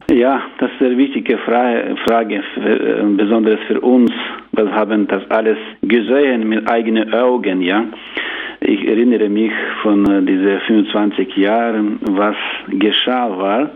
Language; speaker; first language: German; non-native, learner; Ukrainian